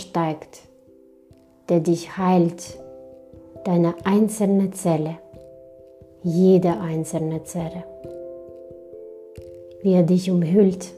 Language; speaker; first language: German; non-native, fluent; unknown